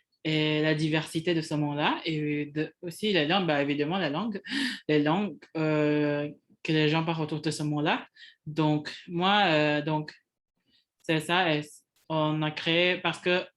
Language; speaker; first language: French; non-native, fluent; Indonesian